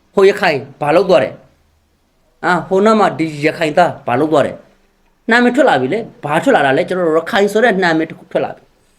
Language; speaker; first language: Burmese; non-native, local second language; Rohingya